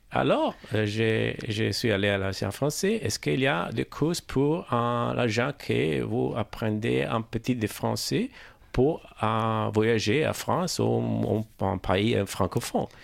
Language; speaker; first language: French; non-native, learner; Italian